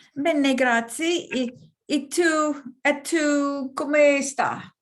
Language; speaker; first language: Italian; non-native, learner; English